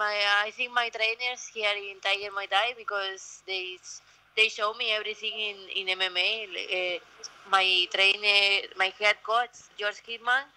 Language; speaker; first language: English; non-native, learner; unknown